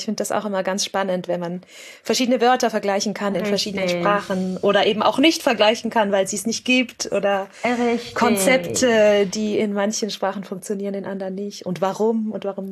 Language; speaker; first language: German; native; German